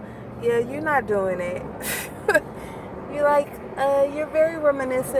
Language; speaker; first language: English; native; English